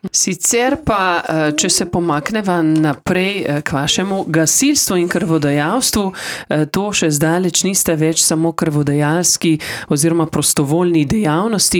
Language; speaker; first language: Slovenian; native; Slovenian